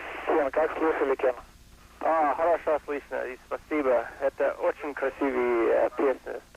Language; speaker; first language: Russian; non-native, fluent; English